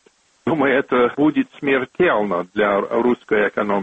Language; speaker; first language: Russian; non-native, fluent; English